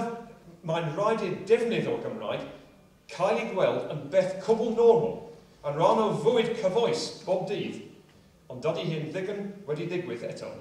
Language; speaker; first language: Welsh; non-native, local second language; English